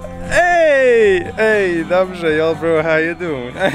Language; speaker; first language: English; early bilingual, other home language; Polish